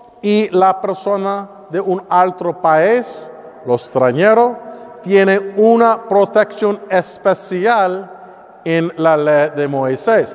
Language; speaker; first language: Spanish; non-native, learner; English